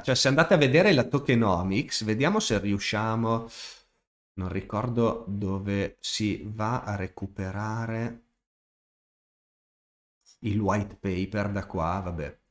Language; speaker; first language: Italian; native; Italian